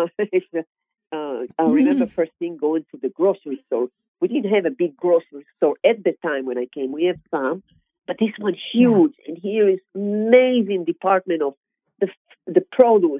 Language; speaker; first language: English; non-native, learner; Hebrew